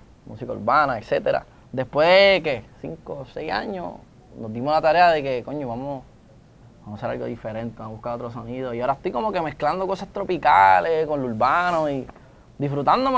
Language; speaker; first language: Spanish; native; Spanish